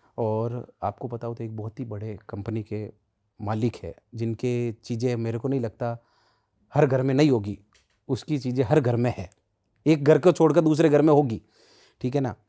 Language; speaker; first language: Hindi; native; Hindi